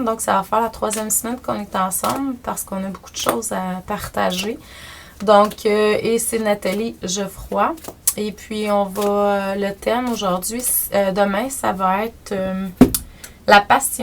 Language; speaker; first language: French; native; French